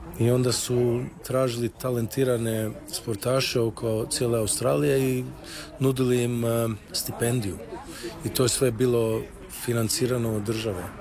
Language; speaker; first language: Croatian; early bilingual, heritage; Croatian